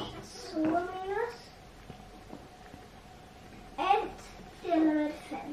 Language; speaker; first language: Swedish; non-native, learner; Tigrinya